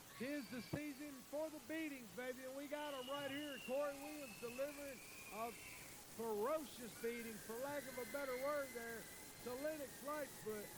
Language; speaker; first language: English; native; English